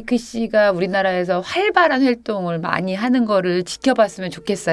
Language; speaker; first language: Korean; native; Korean